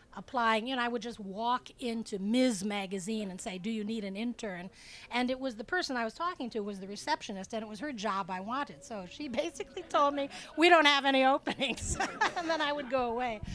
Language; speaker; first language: English; native; English